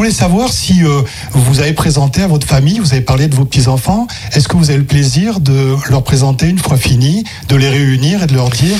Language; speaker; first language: French; native; French